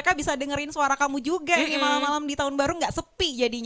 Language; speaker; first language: Indonesian; native; Indonesian